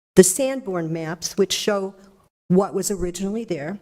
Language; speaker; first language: English; native; English